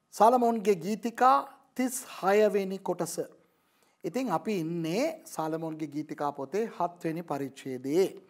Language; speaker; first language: Sinhala; non-native, local second language; Tamil